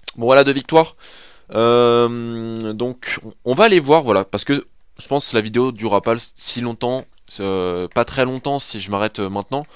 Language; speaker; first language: French; native; French